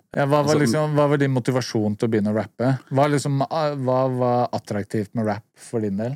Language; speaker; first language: Norwegian; native; Norwegian